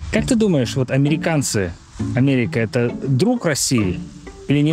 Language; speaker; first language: Russian; native; Russian